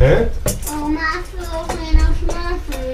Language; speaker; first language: German; native; German